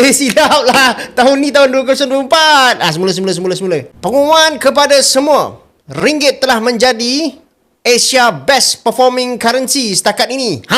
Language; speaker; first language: Malay; native; Malay